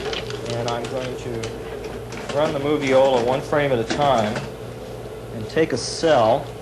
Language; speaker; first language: English; native; English